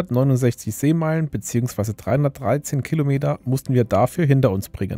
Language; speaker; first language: German; native; German